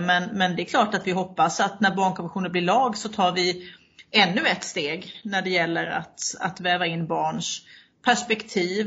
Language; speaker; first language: Swedish; native; Swedish